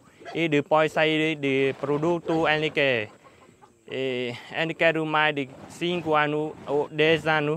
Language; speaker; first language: Portuguese; non-native, learner; Vietnamese